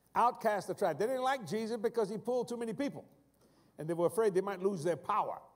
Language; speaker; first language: English; native; English